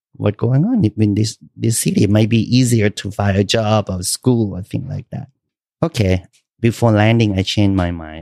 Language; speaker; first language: English; non-native, learner; Thai